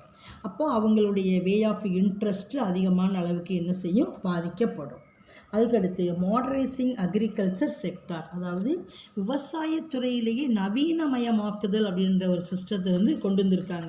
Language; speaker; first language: Tamil; native; Tamil